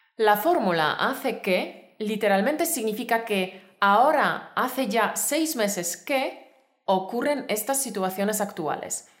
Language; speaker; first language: Spanish; native; Spanish